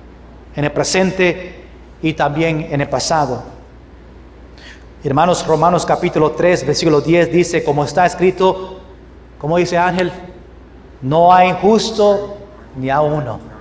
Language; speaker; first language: Spanish; non-native, fluent; English